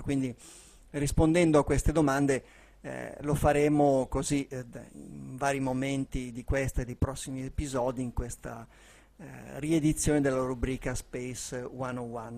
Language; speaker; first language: Italian; native; Italian